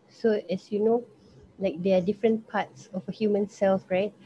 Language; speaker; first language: English; non-native, local second language; Malay